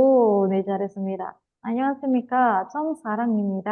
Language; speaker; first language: Korean; non-native, fluent; Indonesian